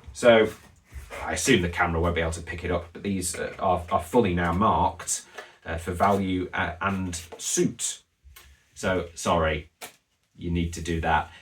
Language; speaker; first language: English; native; English